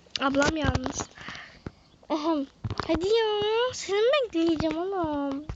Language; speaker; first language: Turkish; native; Turkish